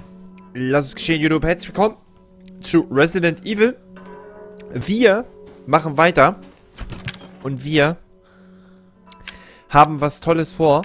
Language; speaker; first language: German; native; German